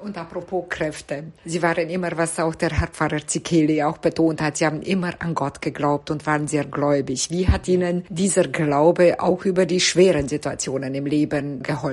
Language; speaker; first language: German; native; German